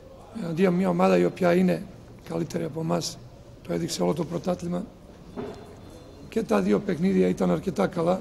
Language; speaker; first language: Greek; non-native, fluent; Serbian